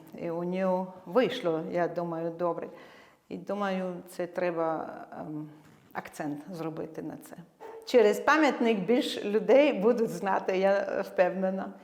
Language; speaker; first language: Ukrainian; non-native, fluent; French